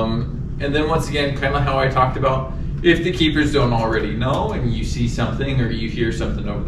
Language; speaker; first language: English; native; English